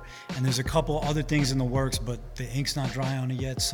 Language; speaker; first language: English; native; English